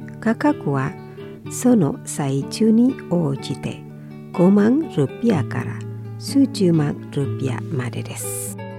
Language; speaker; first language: Japanese; non-native, fluent; Indonesian